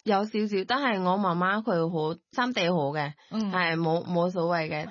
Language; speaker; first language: Cantonese; non-native, learner; Thai